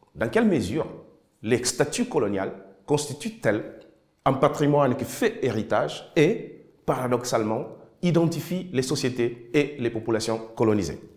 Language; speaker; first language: French; non-native, fluent; Kabuverdianu